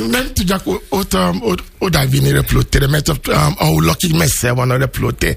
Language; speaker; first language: Hungarian; non-native, fluent; Yoruba